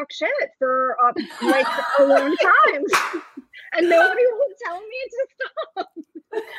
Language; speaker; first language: English; early bilingual, other home language; Russian